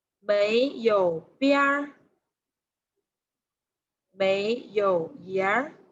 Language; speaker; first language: Chinese; non-native, fluent; Thai